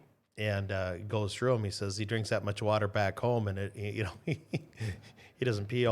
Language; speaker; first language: English; native; English